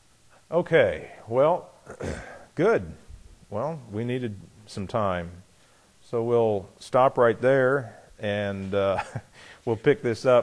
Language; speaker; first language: English; native; English